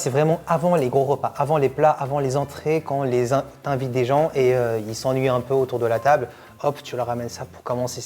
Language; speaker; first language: French; native; French